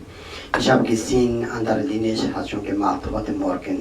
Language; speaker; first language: German; non-native, learner; Tibetan